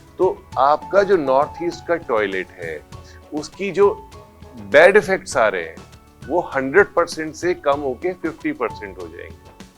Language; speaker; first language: Hindi; native; Hindi